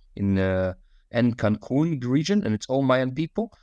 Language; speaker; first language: English; non-native, fluent; Russian